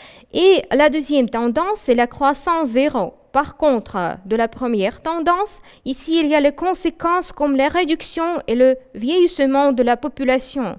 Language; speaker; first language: French; non-native, fluent; Russian